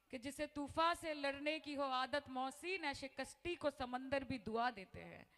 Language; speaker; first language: Hindi; non-native, local second language; Bangla